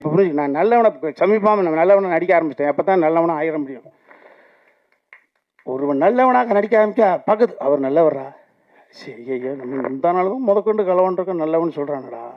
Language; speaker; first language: Tamil; native; Tamil